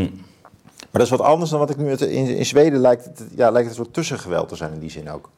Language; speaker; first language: Dutch; native; Dutch